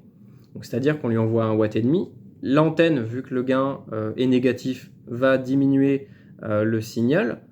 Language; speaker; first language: French; native; French